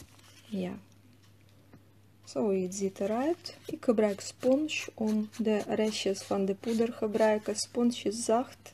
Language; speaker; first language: Dutch; non-native, fluent; Russian